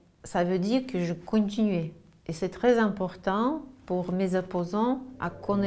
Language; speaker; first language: French; non-native, fluent; Russian